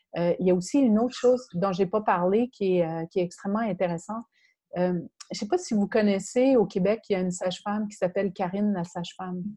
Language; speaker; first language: French; native; French